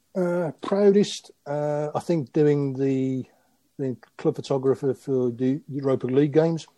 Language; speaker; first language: English; native; English